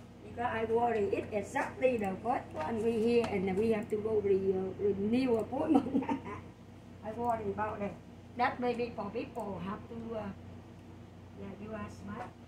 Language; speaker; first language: English; non-native, learner; Vietnamese